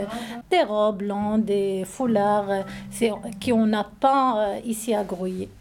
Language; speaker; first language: French; non-native, learner; Arabic